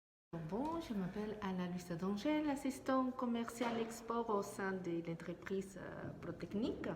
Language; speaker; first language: French; non-native, fluent; Spanish